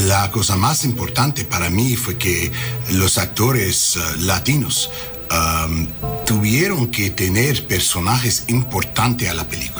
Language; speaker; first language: Spanish; non-native, learner; English